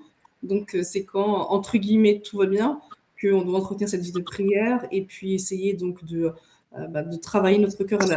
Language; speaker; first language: French; native; French